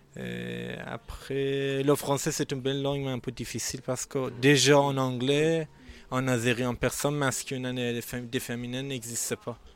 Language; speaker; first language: French; non-native, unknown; Persian